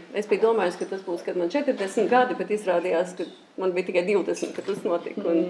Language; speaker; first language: Latvian; early bilingual, heritage; Latvian